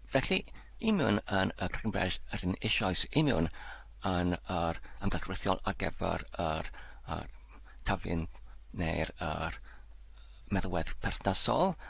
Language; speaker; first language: Welsh; non-native, learner; Polish